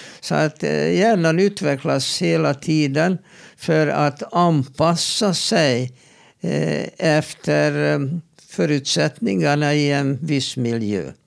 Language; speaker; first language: Swedish; non-native, fluent; Hungarian